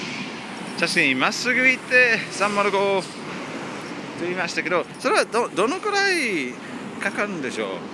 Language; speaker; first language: Japanese; non-native, learner; English